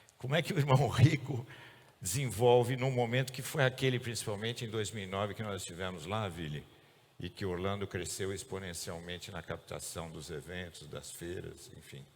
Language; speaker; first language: Portuguese; native; Portuguese